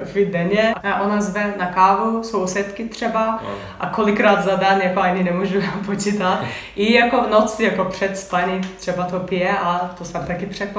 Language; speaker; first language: Czech; non-native, learner; Turkish